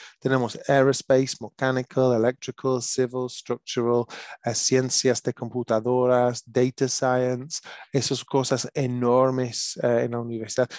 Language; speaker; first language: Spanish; non-native, learner; English